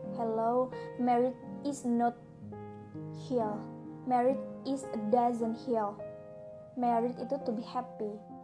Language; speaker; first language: English; non-native, learner; Indonesian